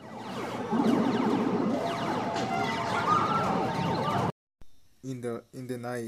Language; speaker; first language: English; non-native, learner; Spanish